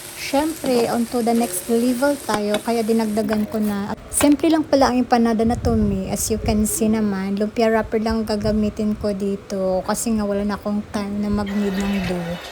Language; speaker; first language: Filipino; native; Filipino